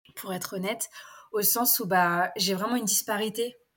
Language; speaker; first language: French; native; French